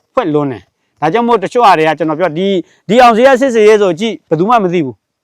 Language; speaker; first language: Burmese; non-native, local second language; S'gaw Karen